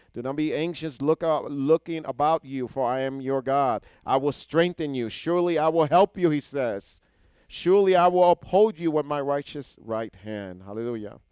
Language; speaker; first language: English; non-native, fluent; Hebrew